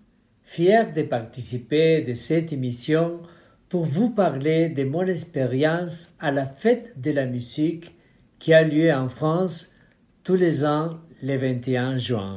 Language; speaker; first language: French; non-native, fluent; Spanish